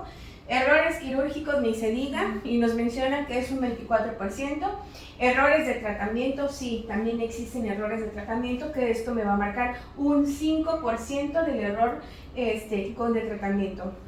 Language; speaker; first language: Spanish; native; Spanish